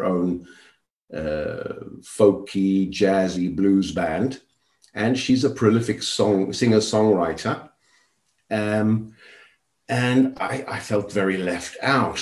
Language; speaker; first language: English; native; English